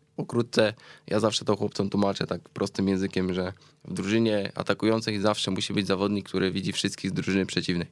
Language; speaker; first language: Polish; native; Polish